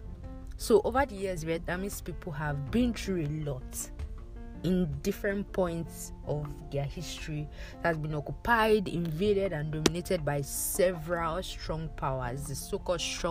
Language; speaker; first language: English; non-native, local second language; Yoruba